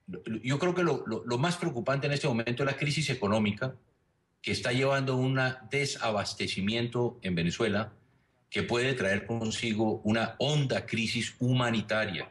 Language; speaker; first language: Spanish; native; Spanish